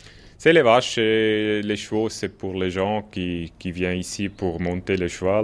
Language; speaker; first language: French; non-native, local second language; German